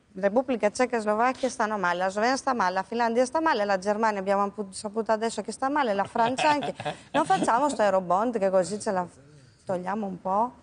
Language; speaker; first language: Italian; non-native, fluent; Greek